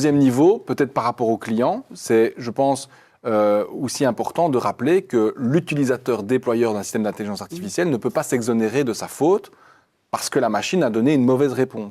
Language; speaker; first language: French; native; French